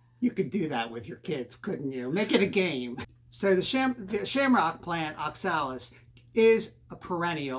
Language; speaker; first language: English; native; English